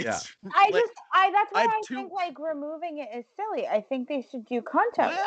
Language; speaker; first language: English; native; English